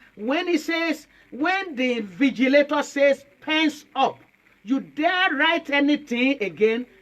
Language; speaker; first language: English; non-native, local second language; Yoruba